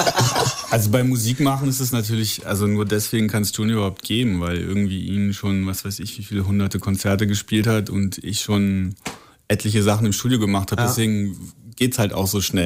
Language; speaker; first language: German; native; German